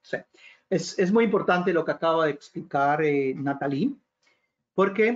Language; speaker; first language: Spanish; native; Spanish